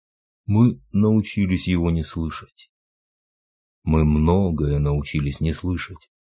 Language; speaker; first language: Russian; native; Russian